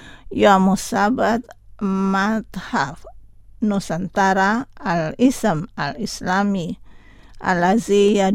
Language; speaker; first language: Arabic; non-native, fluent; Indonesian